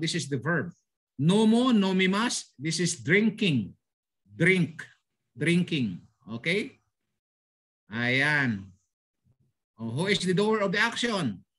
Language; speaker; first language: English; non-native, local second language; Filipino